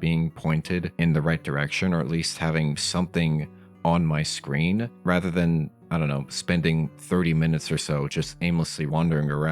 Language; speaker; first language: English; native; English